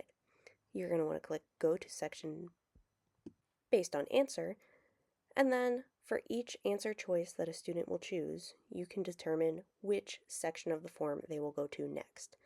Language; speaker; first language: English; native; English